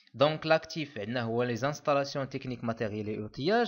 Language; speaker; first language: French; non-native, local second language; Arabic